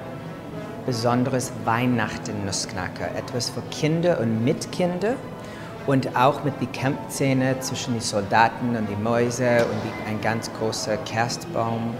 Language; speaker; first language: German; non-native, fluent; English